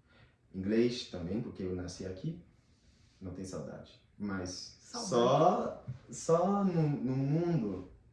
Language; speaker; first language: Portuguese; non-native, fluent; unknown